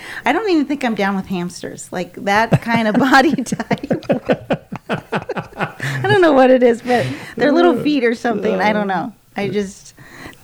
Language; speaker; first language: English; native; English